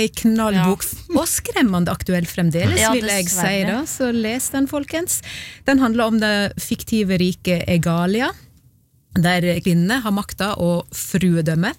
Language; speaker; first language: Norwegian; native; Norwegian